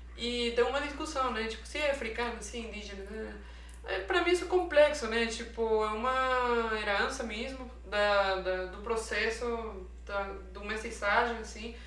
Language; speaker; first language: Portuguese; non-native, fluent; Spanish